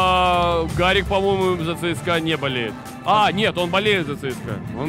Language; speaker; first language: Russian; native; Russian